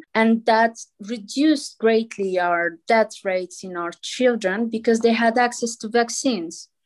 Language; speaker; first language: English; non-native, fluent; Portuguese